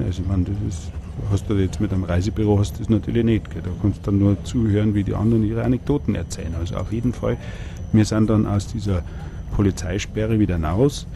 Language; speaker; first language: German; native; German